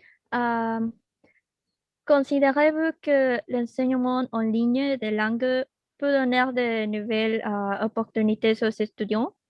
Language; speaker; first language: French; non-native, learner; Spanish